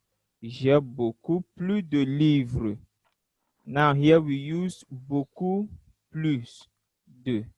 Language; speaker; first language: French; non-native, fluent; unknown